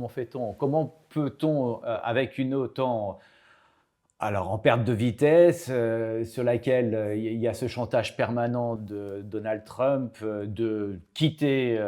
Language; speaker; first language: French; native; French